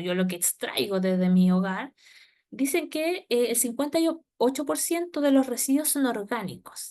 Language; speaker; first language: Spanish; native; Spanish